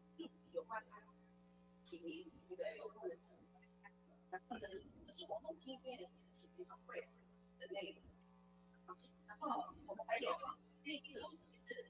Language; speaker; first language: Chinese; native; Chinese